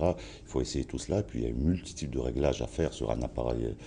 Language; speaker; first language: French; non-native, local second language; Arabic